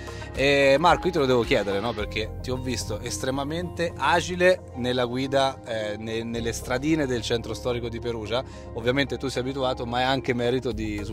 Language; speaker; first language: Italian; native; Italian